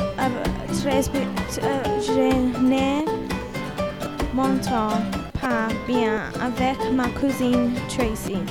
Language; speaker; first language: French; non-native, learner; English